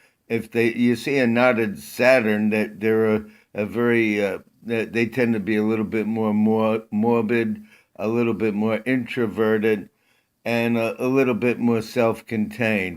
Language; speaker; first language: English; native; English